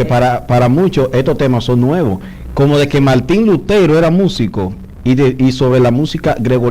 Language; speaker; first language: Spanish; native; Spanish